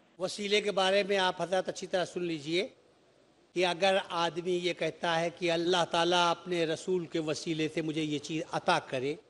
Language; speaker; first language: Urdu; native; Urdu